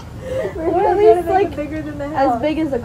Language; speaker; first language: English; native; English